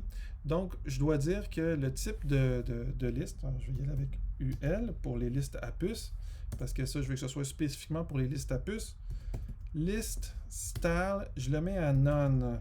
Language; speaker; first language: French; native; French